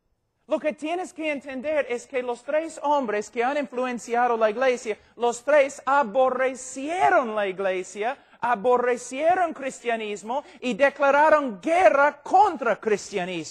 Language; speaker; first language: Spanish; non-native, fluent; English